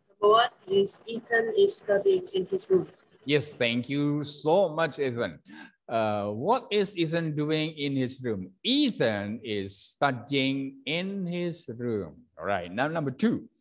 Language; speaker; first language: English; non-native, fluent; Indonesian